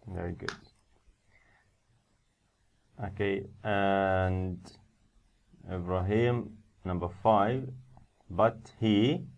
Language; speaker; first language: English; non-native, fluent; Arabic